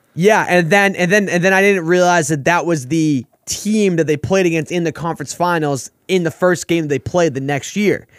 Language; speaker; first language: English; native; English